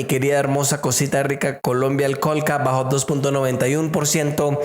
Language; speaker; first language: Spanish; native; Spanish